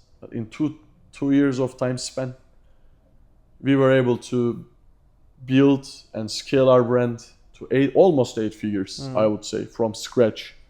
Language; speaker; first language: English; non-native, fluent; Turkish